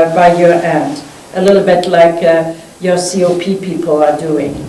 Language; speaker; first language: English; non-native, fluent; French